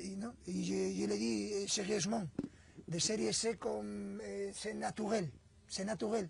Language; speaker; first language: French; non-native, fluent; Spanish